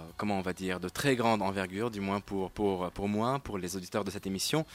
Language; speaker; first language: French; non-native, local second language; Arabic